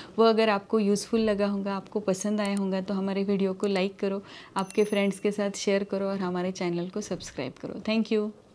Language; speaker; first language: Hindi; non-native, local second language; Marathi